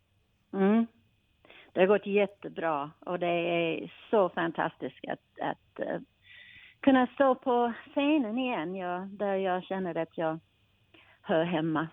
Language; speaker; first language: Swedish; non-native, fluent; English